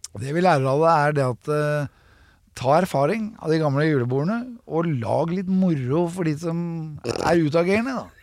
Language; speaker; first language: Norwegian; native; Norwegian